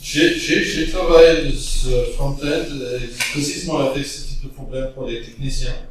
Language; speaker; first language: French; non-native, fluent; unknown